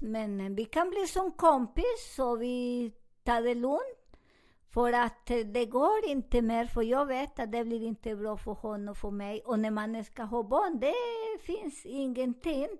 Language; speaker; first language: Swedish; non-native, learner; Spanish